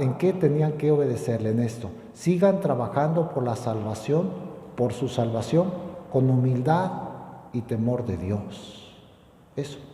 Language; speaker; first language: Spanish; native; Spanish